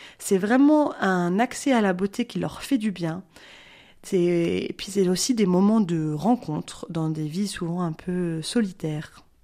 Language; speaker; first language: French; native; French